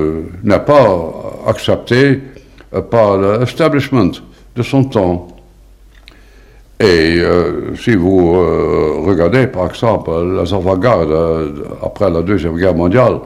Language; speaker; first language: French; non-native, fluent; Dutch